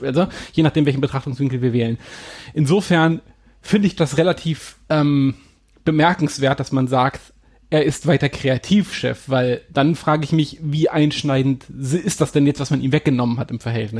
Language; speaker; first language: German; native; German